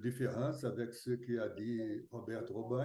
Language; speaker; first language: French; non-native, fluent; Portuguese